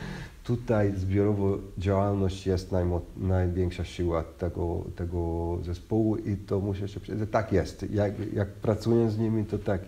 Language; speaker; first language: Polish; non-native, fluent; Hungarian